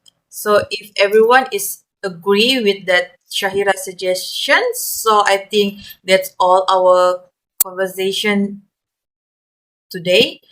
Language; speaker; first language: English; non-native, learner; Malay